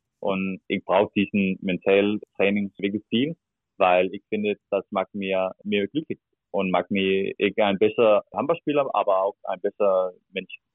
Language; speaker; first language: German; non-native, learner; Danish